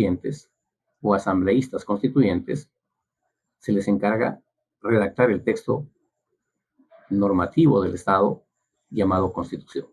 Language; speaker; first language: Spanish; native; Spanish